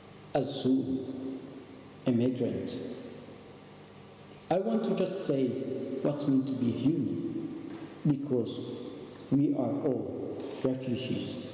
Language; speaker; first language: English; non-native, learner; Arabic